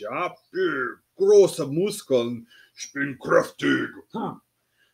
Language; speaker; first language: German; non-native, fluent; English